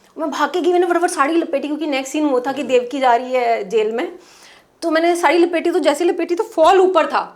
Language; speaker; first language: Hindi; non-native, local second language; Punjabi